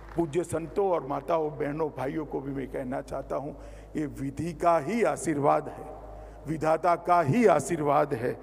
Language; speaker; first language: Hindi; non-native, local second language; Gujarati